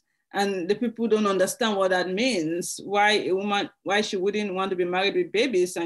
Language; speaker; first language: English; native; English